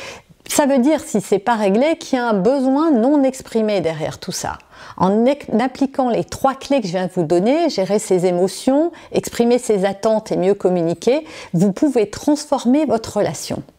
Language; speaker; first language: French; native; French